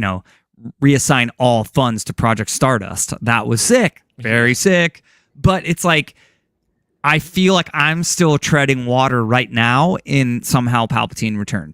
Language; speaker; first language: English; native; English